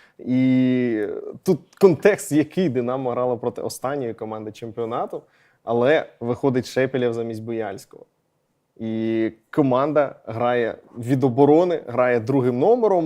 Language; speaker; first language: Ukrainian; native; Ukrainian